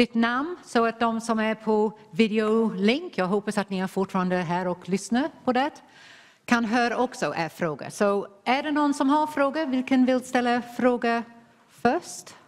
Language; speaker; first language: Swedish; non-native, fluent; English